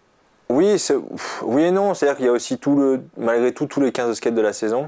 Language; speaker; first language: French; native; French